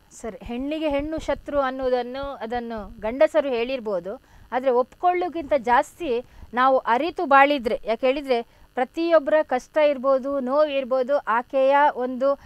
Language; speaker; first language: Kannada; non-native, local second language; Tulu